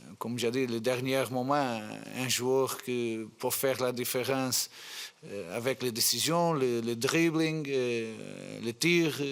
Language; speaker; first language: French; non-native, fluent; Portuguese